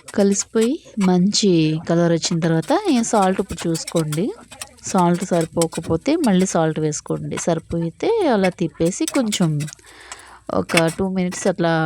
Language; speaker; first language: Telugu; native; Telugu